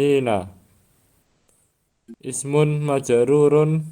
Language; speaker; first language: Arabic; non-native, learner; Indonesian